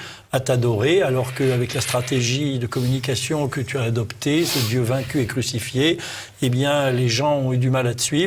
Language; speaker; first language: French; native; French